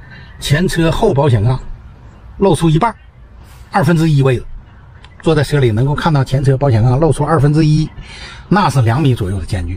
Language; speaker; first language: Chinese; native; Chinese